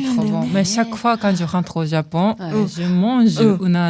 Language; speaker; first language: French; non-native, fluent; Japanese